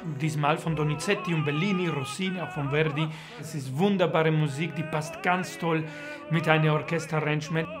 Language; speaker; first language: German; non-native, fluent; Spanish